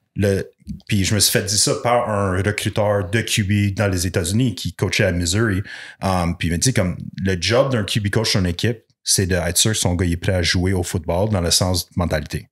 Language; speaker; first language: French; non-native, local second language; English